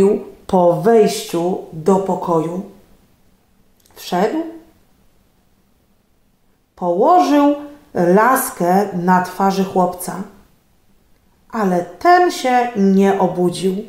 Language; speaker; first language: Polish; native; Polish